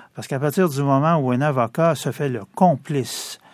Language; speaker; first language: French; native; French